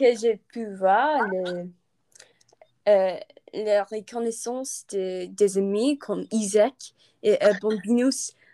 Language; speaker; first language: French; non-native, learner; English